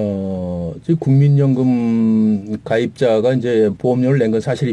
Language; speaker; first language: Korean; native; Korean